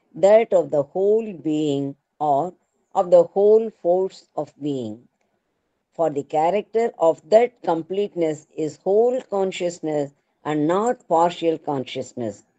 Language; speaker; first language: English; non-native, local second language; Tamil